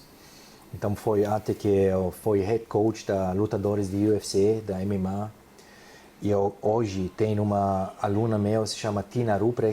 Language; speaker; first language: Portuguese; non-native, fluent; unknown